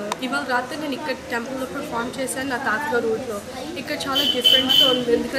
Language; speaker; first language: Telugu; early bilingual, heritage; Telugu